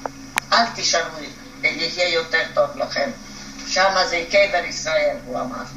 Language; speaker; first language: Hebrew; non-native, fluent; Hungarian